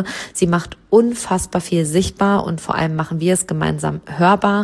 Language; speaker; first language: German; native; German